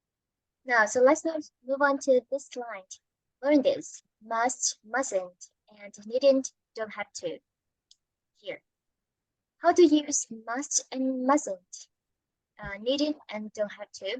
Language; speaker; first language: English; non-native, fluent; Vietnamese